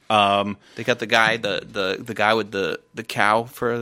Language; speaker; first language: English; native; English